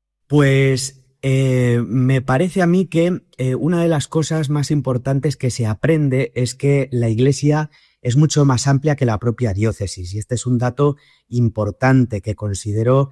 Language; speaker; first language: Spanish; native; Spanish